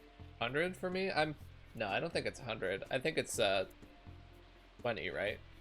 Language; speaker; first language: English; native; English